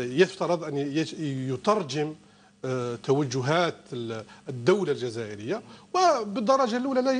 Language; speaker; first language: Arabic; native; Arabic